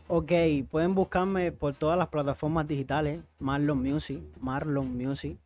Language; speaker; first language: Spanish; native; Spanish